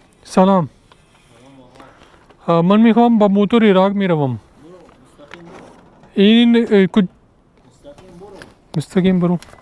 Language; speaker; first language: Persian; non-native, learner; Urdu